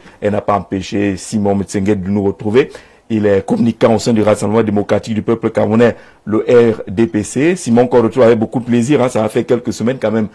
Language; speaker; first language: French; native; French